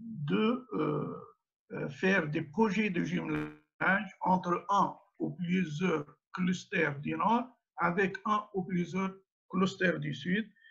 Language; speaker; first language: French; non-native, local second language; Arabic